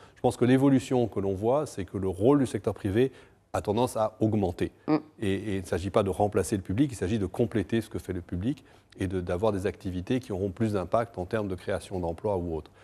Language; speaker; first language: French; non-native, fluent; Portuguese